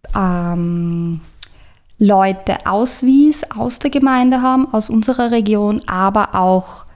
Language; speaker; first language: German; native; German